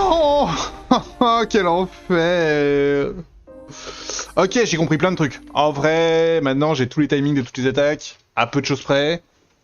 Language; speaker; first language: French; native; French